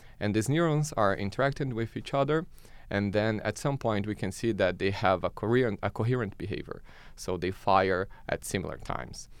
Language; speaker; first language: English; non-native, fluent; Portuguese